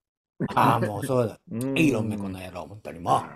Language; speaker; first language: Japanese; native; Japanese